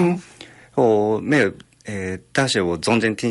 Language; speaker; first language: Chinese; non-native, fluent; Japanese